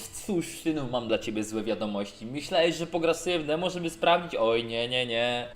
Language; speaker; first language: Polish; native; Polish